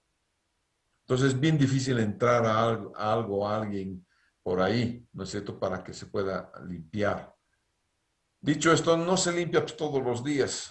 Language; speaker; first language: Spanish; native; Spanish